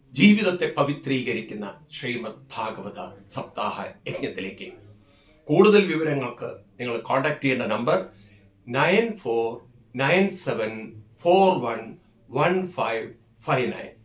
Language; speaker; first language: Malayalam; native; Malayalam